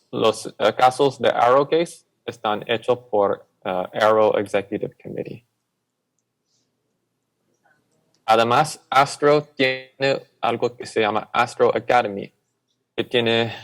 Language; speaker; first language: Spanish; non-native, fluent; English